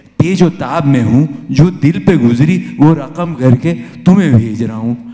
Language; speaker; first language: Urdu; native; Urdu